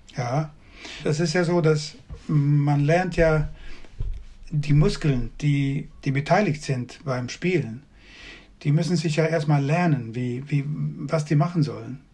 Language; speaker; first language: German; non-native, fluent; Swedish